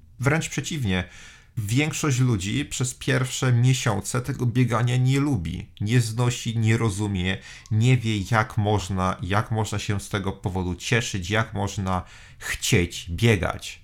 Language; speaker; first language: Polish; native; Polish